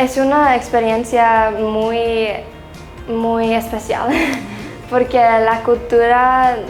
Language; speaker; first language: Spanish; non-native, learner; English